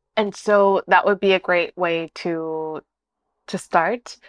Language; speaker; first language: English; non-native, fluent; Portuguese